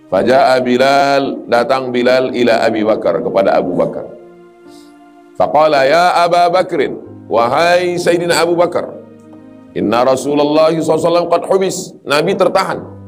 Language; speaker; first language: Malay; native; Malay